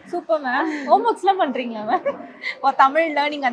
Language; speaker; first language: Tamil; native; Tamil